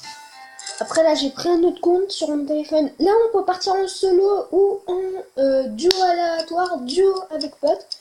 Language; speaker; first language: French; native; French